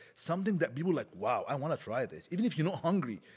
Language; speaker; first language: English; non-native, fluent; Arabic